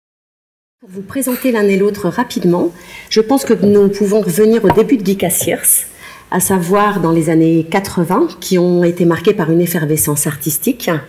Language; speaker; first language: French; native; French